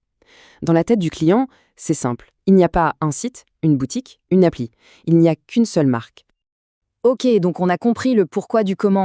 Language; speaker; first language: French; native; French